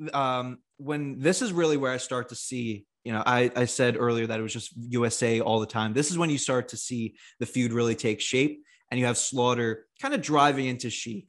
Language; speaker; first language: English; native; English